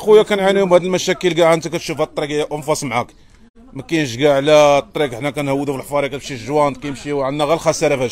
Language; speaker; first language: Arabic; native; Arabic